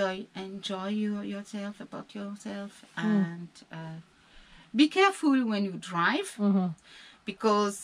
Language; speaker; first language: English; non-native, learner; French